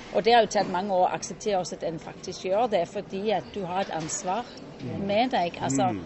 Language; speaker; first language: Norwegian; native; Norwegian